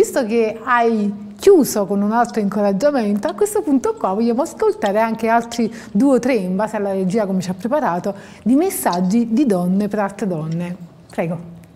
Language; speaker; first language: Italian; native; Italian